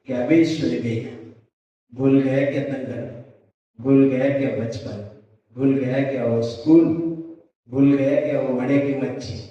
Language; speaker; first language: Hindi; non-native, local second language; Marathi